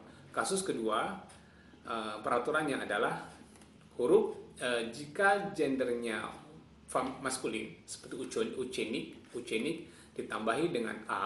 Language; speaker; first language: Indonesian; non-native, local second language; Javanese